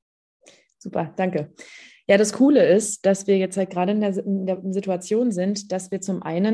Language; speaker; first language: German; native; German